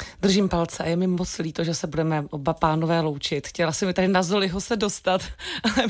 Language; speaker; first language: Czech; native; Czech